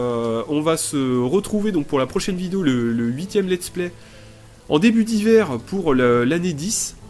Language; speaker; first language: French; native; French